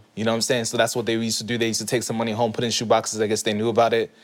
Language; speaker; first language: English; early bilingual, other home language; Haitian Creole